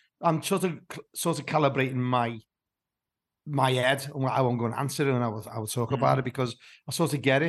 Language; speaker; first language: English; native; English